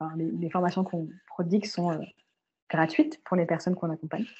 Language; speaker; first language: French; native; French